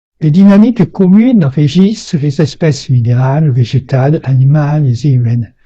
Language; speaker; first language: French; native; French